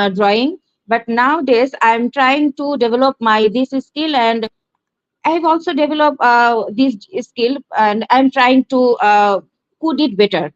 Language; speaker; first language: English; non-native, learner; Bangla